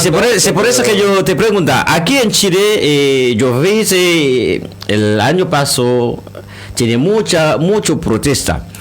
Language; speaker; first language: Spanish; non-native, learner; Haitian Creole